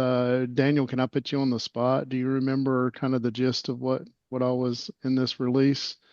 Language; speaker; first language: English; native; English